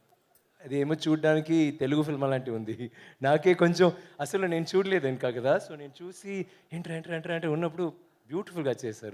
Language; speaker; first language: Telugu; non-native, learner; Tamil